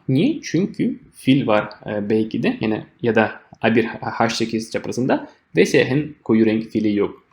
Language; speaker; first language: Turkish; non-native, fluent; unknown